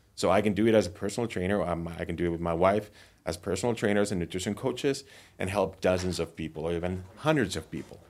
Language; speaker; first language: English; non-native, fluent; Finnish